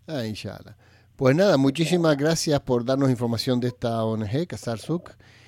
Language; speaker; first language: Spanish; native; Spanish